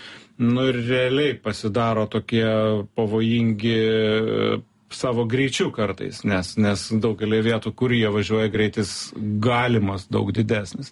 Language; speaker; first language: Lithuanian; native; Lithuanian